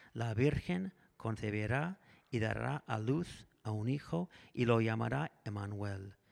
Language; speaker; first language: Spanish; non-native, fluent; English